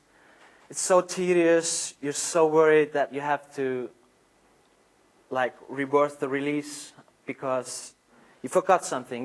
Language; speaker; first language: English; non-native, fluent; Icelandic